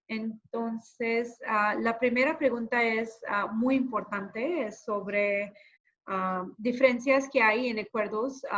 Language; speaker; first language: Spanish; non-native, fluent; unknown